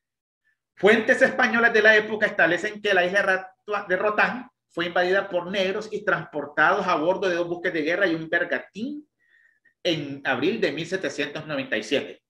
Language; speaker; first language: Spanish; native; Spanish